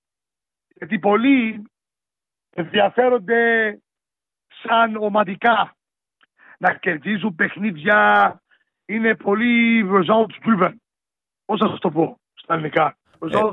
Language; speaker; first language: Greek; early bilingual, heritage; Greek